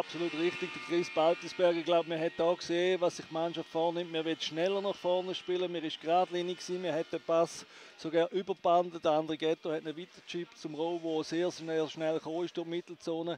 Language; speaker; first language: German; native; German